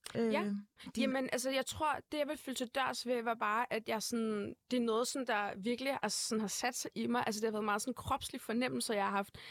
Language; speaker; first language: Danish; native; Danish